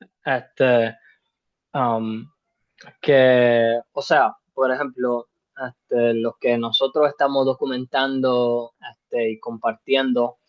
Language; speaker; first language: Spanish; early bilingual, heritage; Spanish